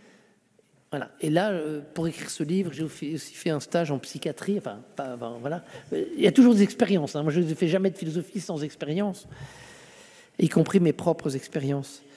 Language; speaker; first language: French; native; French